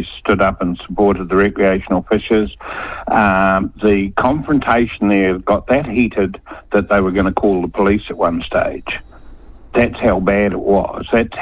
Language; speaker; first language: English; native; English